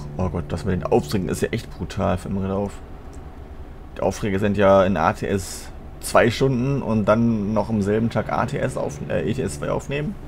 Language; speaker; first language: German; native; German